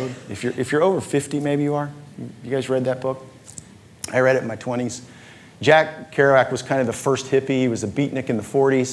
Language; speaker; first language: English; native; English